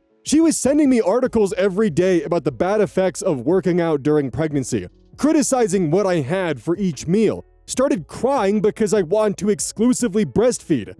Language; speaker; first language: English; native; English